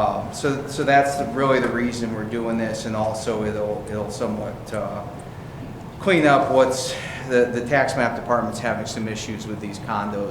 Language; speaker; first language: English; native; English